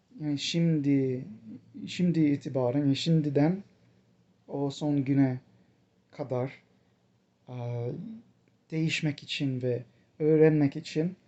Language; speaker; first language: Turkish; non-native, fluent; English